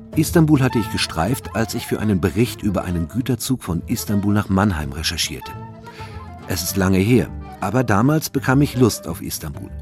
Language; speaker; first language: German; native; German